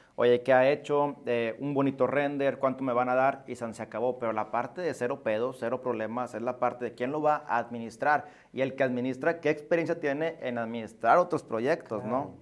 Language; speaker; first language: Spanish; native; Spanish